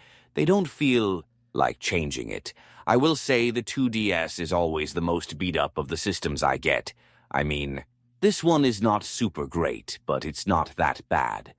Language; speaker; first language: English; native; English